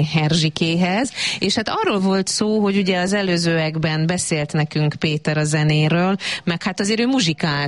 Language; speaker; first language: Hungarian; native; Hungarian